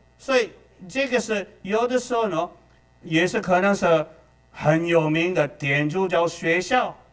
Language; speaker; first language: Chinese; non-native, fluent; Filipino